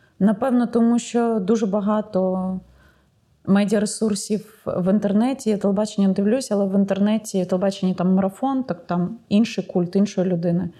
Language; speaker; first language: Ukrainian; non-native, local second language; Russian